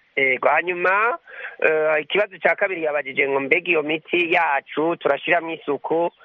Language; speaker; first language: Rundi; native; Rundi